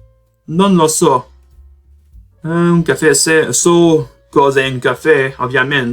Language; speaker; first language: Italian; non-native, learner; Portuguese